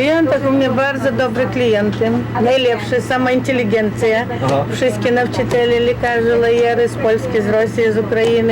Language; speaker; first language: Polish; non-native, learner; Ukrainian